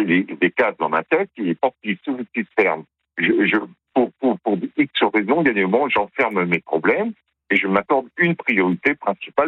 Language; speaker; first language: French; native; French